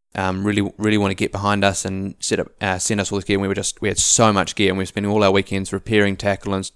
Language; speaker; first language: English; native; English